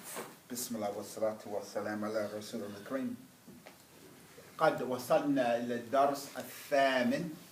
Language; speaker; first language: Arabic; non-native, fluent; English